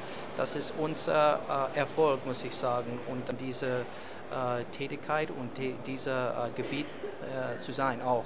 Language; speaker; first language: German; non-native, learner; English